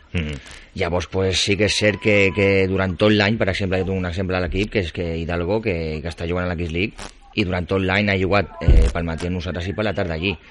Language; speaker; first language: Catalan; non-native, local second language; Spanish